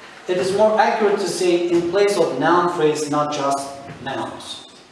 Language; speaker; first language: English; non-native, fluent; Turkish